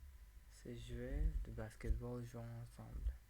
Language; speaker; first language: French; non-native, learner; English